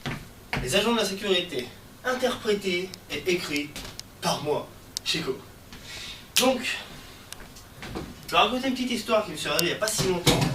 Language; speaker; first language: French; native; French